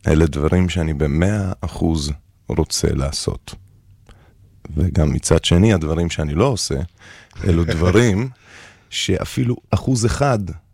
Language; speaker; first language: Hebrew; early bilingual, other home language; Russian